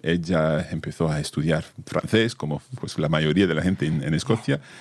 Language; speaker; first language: Spanish; non-native, fluent; English